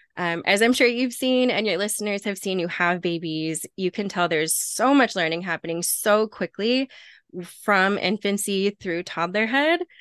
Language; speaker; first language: English; native; English